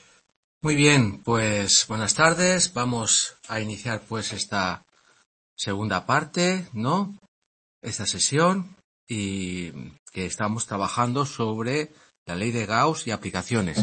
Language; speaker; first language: Spanish; native; Spanish